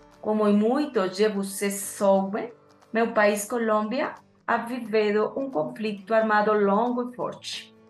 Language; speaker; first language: Portuguese; non-native, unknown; Spanish